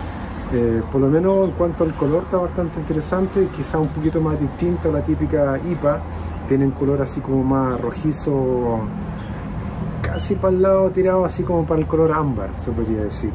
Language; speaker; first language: Spanish; native; Spanish